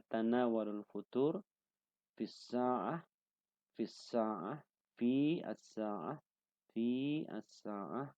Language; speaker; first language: Arabic; non-native, fluent; Indonesian